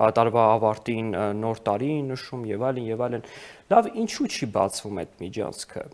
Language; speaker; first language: Armenian; native; Armenian